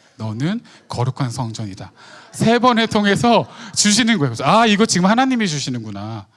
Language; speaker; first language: Korean; native; Korean